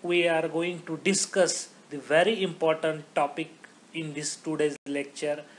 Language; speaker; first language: English; non-native, local second language; Marathi